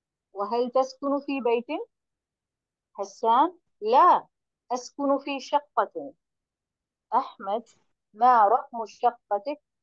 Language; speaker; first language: Arabic; non-native, learner; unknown